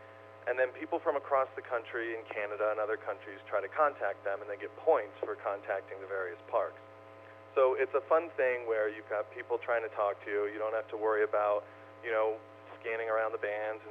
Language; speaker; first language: English; native; English